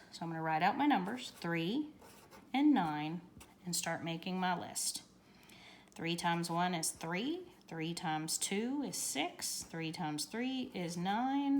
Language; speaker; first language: English; native; English